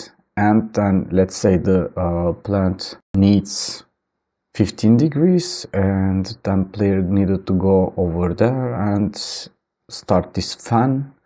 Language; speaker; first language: English; non-native, fluent; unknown